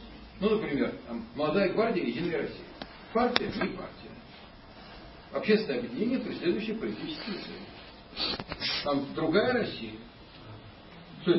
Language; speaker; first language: Russian; native; Russian